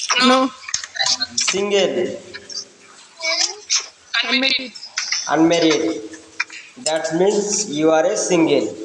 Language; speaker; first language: English; non-native, learner; Bangla